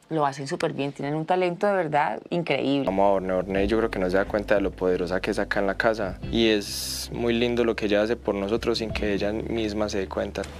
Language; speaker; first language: Spanish; native; Spanish